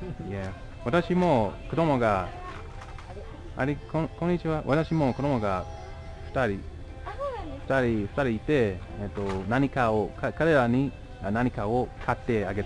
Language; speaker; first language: Japanese; non-native, learner; English